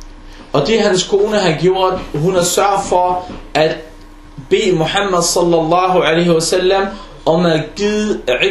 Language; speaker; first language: Danish; non-native, fluent; Arabic